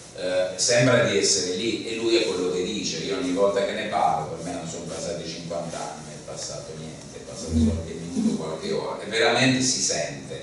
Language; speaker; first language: Italian; native; Italian